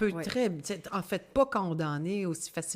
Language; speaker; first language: French; native; French